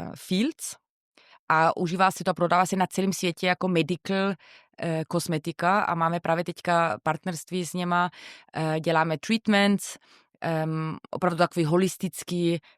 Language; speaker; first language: Czech; non-native, fluent; German